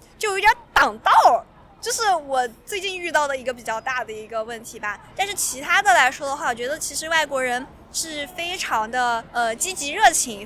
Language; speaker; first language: Chinese; native; Chinese